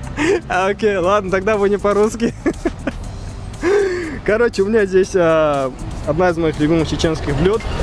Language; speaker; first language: Russian; non-native, local second language; Chechen